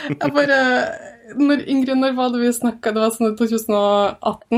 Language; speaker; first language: Norwegian; early bilingual, other home language; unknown